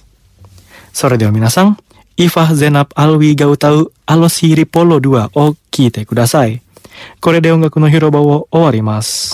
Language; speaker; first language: Japanese; non-native, fluent; Indonesian